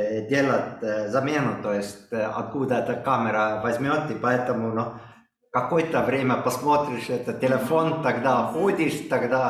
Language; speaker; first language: Russian; non-native, local second language; Estonian